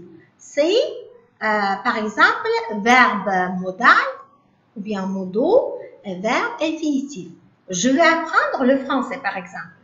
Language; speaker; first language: French; non-native, learner; Uzbek